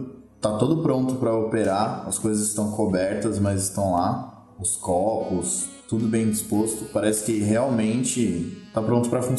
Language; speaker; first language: Portuguese; native; Portuguese